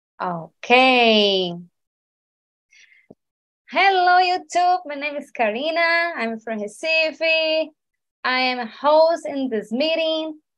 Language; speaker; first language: English; non-native, learner; Portuguese